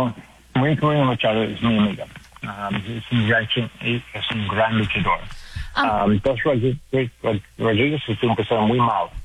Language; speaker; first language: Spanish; non-native, learner; English